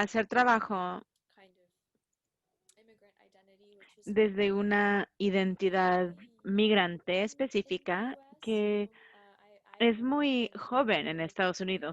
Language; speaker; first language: Spanish; non-native, fluent; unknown